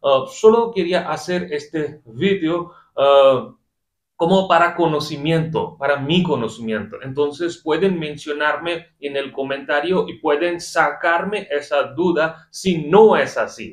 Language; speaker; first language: Spanish; non-native, fluent; Hindi